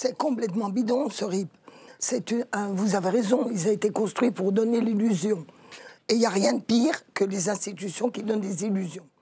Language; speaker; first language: French; native; French